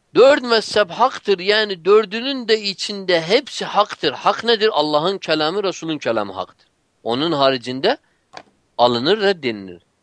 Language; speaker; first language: Turkish; non-native, fluent; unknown